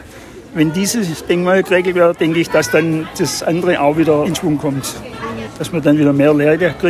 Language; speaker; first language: German; native; German